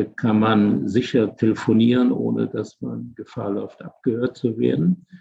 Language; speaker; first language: German; native; German